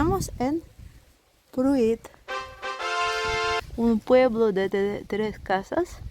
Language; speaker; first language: Spanish; non-native, fluent; Russian